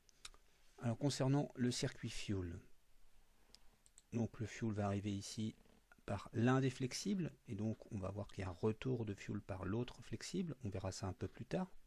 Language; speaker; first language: French; native; French